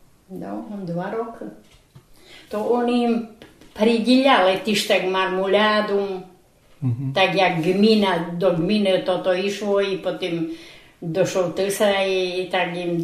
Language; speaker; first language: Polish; non-native, local second language; Rusyn